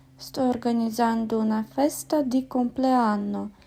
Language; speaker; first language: Italian; non-native, fluent; Ukrainian